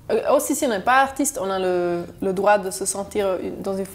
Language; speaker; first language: French; non-native, local second language; German